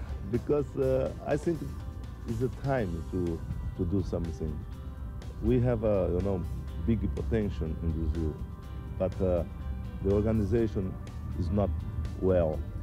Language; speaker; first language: English; non-native, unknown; Portuguese